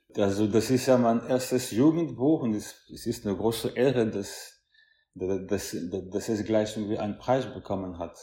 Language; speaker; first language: German; non-native, fluent; French